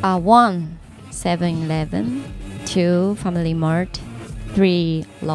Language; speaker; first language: English; non-native, learner; Japanese